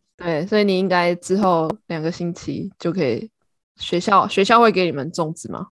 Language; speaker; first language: Chinese; native; Chinese